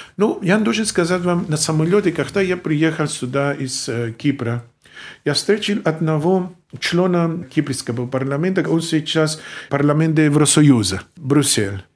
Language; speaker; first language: Russian; non-native, fluent; Greek